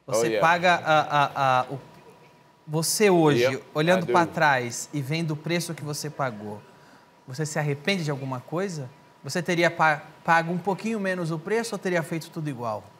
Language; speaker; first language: Portuguese; native; Portuguese